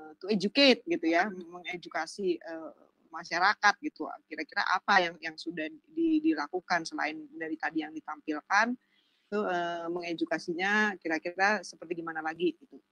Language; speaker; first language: Indonesian; native; Indonesian